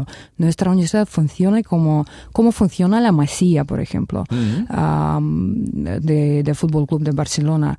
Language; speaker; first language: Spanish; non-native, fluent; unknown